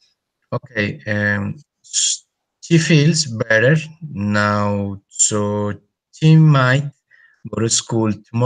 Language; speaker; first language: English; non-native, learner; Spanish